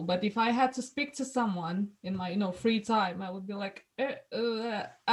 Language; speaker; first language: English; non-native, fluent; Romanian